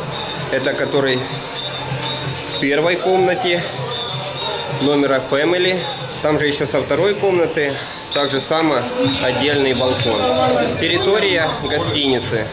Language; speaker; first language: Russian; native; Russian